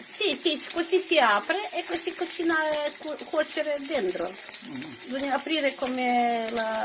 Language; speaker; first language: Italian; non-native, learner; Ukrainian